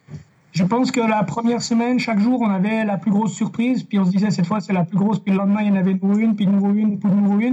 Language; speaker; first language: French; native; French